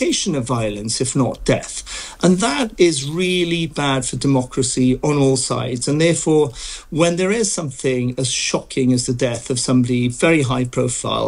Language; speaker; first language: English; native; English